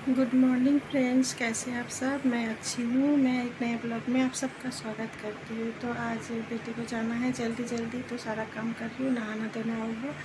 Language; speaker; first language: Hindi; non-native, local second language; Bangla